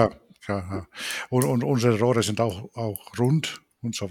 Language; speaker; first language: German; non-native, fluent; Finnish